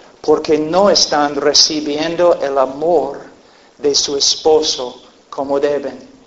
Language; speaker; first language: Spanish; non-native, fluent; English